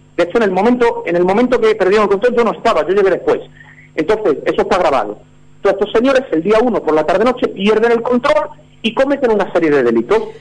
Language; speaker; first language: Spanish; native; Spanish